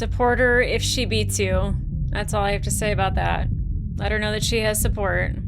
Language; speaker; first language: English; native; English